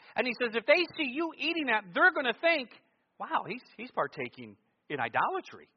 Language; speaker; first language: English; native; English